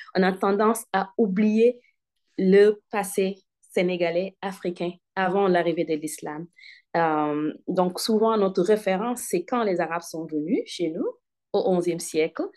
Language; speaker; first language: French; non-native, local second language; Wolof